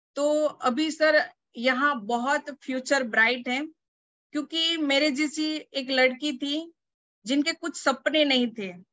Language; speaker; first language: Hindi; non-native, local second language; Gujarati